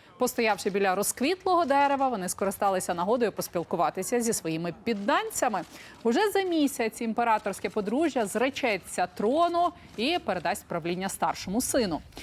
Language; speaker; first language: Ukrainian; native; Ukrainian